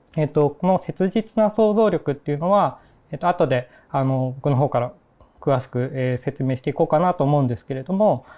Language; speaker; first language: Japanese; native; Japanese